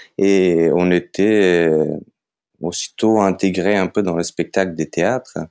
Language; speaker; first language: French; non-native, fluent; Macedonian